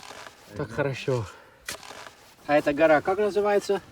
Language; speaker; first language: Russian; non-native, fluent; Dutch